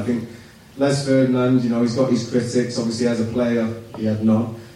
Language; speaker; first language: English; native; English